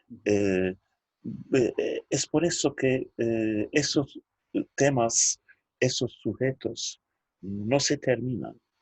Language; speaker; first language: Spanish; non-native, fluent; Turkish